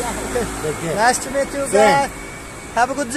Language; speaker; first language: English; non-native, local second language; Nepali